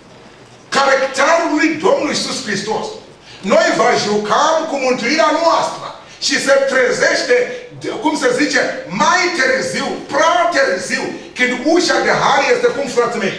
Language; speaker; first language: Romanian; non-native, learner; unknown